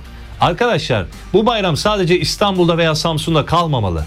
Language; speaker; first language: Turkish; native; Turkish